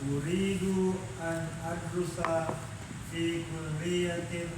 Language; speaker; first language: Arabic; non-native, learner; Indonesian